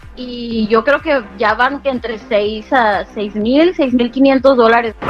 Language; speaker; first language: Spanish; native; Spanish